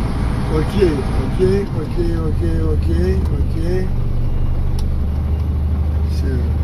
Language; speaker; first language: English; non-native, learner; Russian